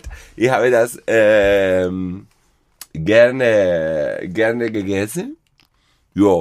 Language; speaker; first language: German; non-native, fluent; Spanish